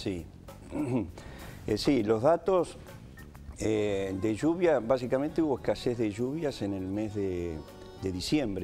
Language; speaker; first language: Spanish; native; Spanish